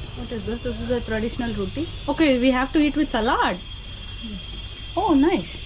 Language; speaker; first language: English; non-native, local second language; Telugu